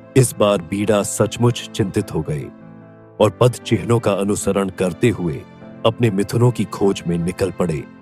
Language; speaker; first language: Hindi; non-native, local second language; Nyishi